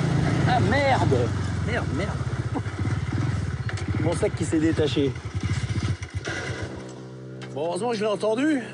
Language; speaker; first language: French; native; French